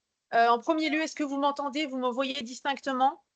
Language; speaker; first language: French; native; French